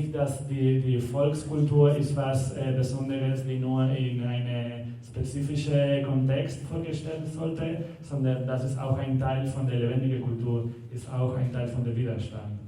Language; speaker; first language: German; non-native, learner; Spanish